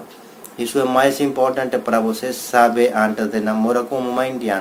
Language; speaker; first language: Portuguese; non-native, learner; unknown